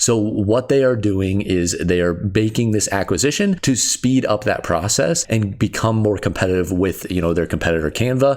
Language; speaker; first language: English; native; English